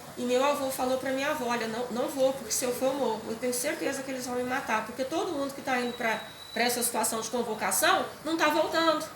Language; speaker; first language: Portuguese; native; Portuguese